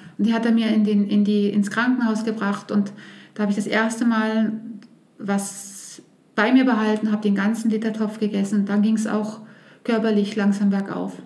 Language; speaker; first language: German; native; German